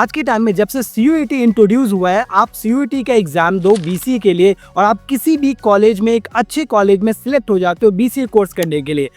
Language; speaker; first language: Hindi; native; Hindi